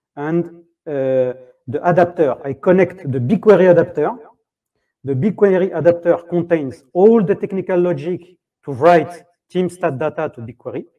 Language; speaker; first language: English; non-native, fluent; French